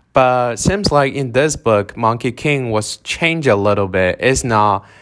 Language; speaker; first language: English; non-native, fluent; Chinese